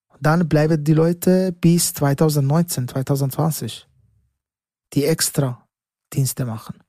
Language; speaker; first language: German; non-native, learner; Arabic